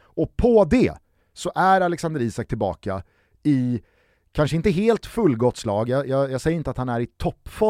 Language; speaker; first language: Swedish; native; Swedish